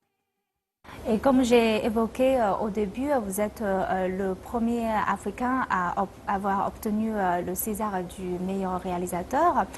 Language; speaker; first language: French; non-native, fluent; Chinese